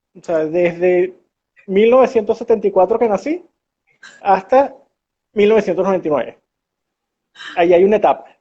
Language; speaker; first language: Spanish; native; Spanish